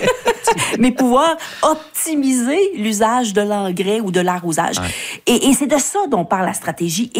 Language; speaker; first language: French; native; French